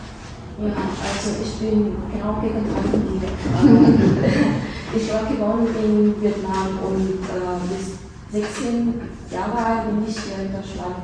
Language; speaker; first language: German; non-native, learner; Vietnamese